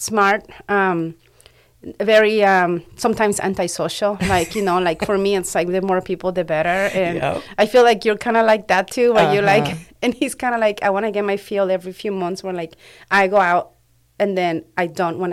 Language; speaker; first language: English; non-native, fluent; Spanish